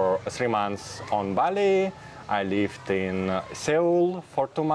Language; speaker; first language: English; non-native, fluent; Russian